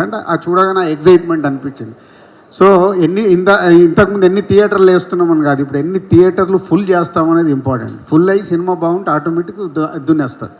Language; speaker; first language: Telugu; native; Telugu